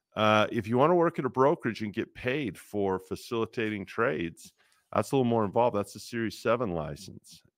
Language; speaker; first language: English; native; English